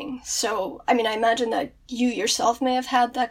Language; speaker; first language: English; native; English